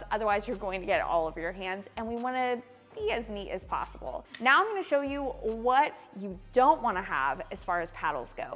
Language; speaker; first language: English; native; English